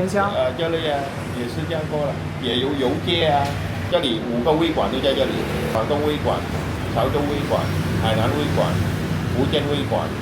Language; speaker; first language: Chinese; early bilingual, heritage; Min Nan Chinese